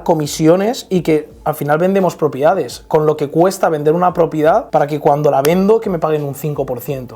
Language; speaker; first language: Spanish; native; Spanish